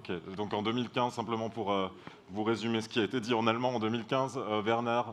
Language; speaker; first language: French; native; French